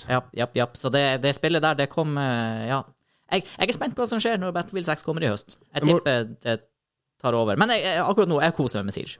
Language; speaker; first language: Norwegian; native; Norwegian